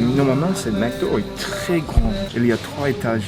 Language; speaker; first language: French; non-native, learner; English